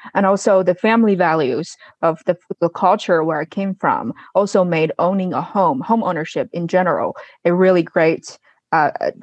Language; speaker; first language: English; non-native, fluent; Chinese